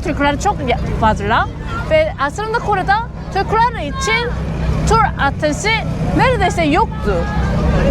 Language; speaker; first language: Turkish; non-native, learner; Korean